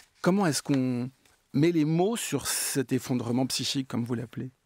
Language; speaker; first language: French; native; French